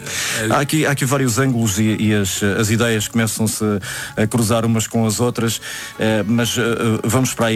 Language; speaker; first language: Portuguese; native; Portuguese